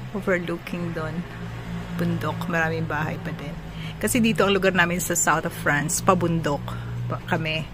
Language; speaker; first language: Filipino; non-native, local second language; Cebuano